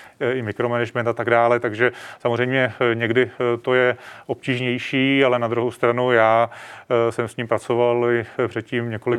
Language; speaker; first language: Czech; native; Czech